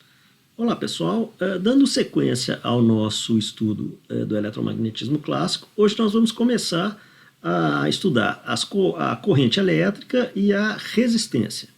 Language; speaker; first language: Portuguese; native; Portuguese